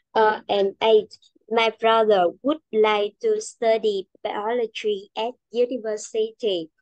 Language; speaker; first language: English; non-native, learner; Vietnamese